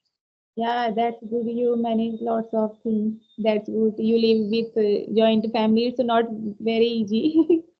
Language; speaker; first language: English; non-native, learner; Hindi